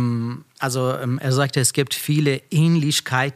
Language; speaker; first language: German; non-native, learner; Persian